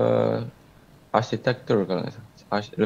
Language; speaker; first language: Indonesian; early bilingual, heritage; Indonesian